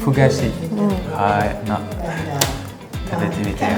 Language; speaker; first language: Japanese; non-native, learner; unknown